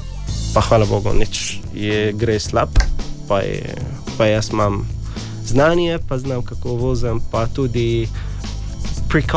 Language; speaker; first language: Slovenian; non-native, learner; Arabic